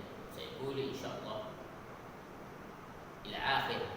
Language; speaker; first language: Arabic; non-native, fluent; Malay